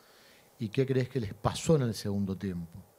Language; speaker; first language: Spanish; native; Spanish